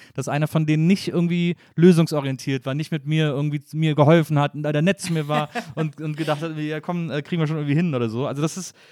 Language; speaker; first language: German; native; German